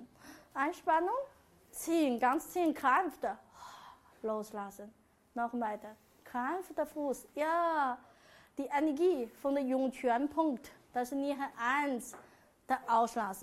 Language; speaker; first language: German; non-native, learner; Chinese